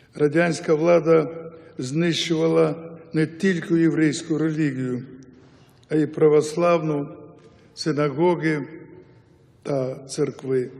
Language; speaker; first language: Ukrainian; non-native, local second language; Yiddish